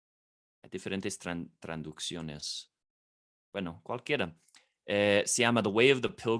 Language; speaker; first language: Spanish; non-native, fluent; English